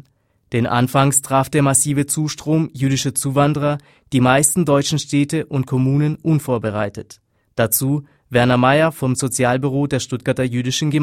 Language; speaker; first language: German; native; German